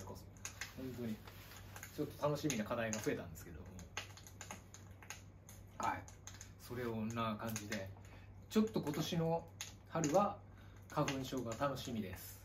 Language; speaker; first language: Japanese; native; Japanese